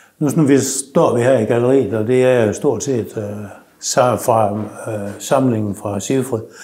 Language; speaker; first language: Danish; native; Danish